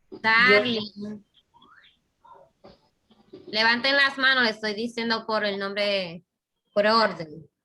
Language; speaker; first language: Spanish; native; Spanish